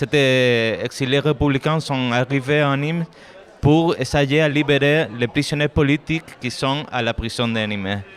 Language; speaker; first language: French; non-native, learner; Spanish